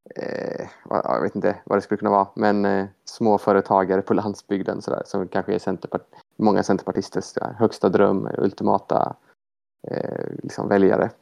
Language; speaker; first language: Swedish; native; Swedish